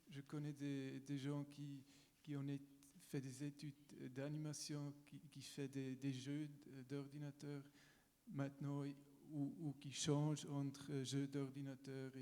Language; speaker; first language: French; non-native, local second language; German